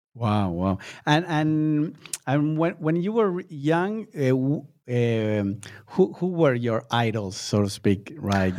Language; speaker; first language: English; non-native, fluent; Spanish